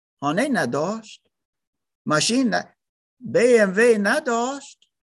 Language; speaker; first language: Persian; non-native, learner; German